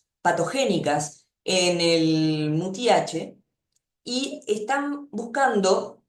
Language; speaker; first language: Spanish; native; Spanish